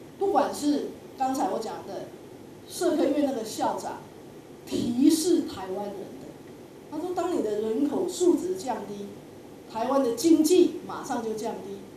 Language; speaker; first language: Chinese; native; Chinese